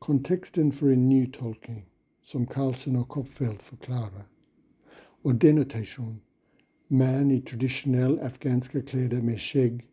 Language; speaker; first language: Swedish; non-native, fluent; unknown